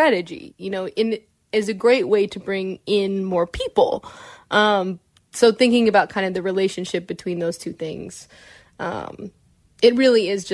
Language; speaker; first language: English; native; English